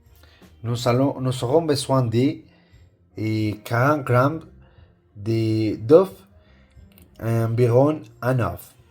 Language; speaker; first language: French; non-native, learner; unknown